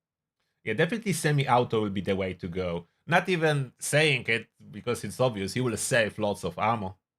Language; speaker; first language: English; non-native, fluent; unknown